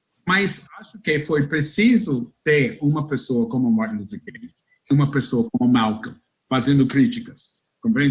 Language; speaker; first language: Portuguese; non-native, fluent; English